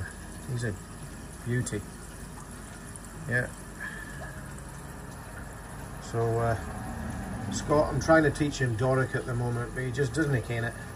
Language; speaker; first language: English; native; English